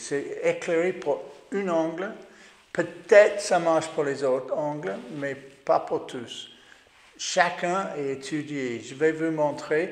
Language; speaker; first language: French; non-native, learner; English